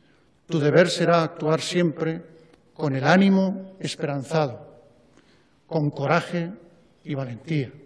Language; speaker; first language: Spanish; native; Spanish